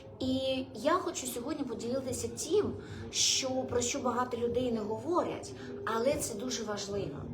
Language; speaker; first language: Ukrainian; non-native, local second language; Russian